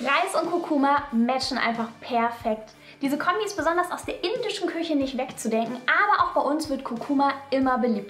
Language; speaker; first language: German; native; German